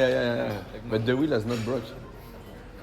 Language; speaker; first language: English; non-native, learner; French